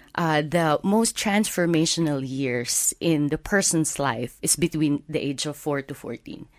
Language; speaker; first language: English; non-native, local second language; Filipino